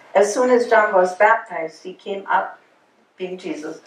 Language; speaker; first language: English; early bilingual, other home language; German